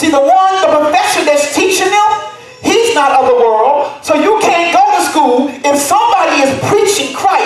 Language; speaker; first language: English; native; English